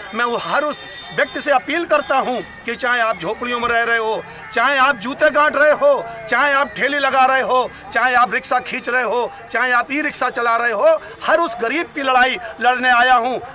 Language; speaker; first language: Hindi; native; Hindi